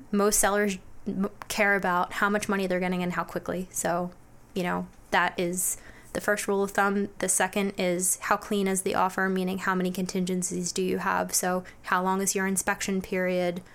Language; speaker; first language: English; native; English